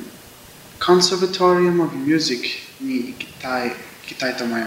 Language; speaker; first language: Japanese; non-native, learner; English